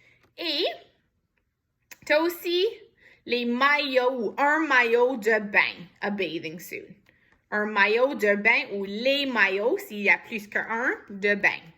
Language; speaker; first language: French; non-native, fluent; English